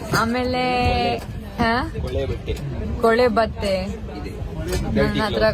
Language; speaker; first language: Kannada; non-native, learner; English